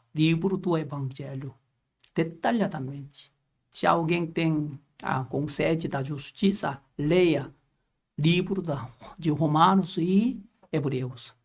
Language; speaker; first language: Portuguese; non-native, learner; Korean